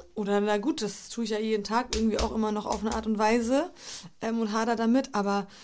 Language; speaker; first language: German; native; German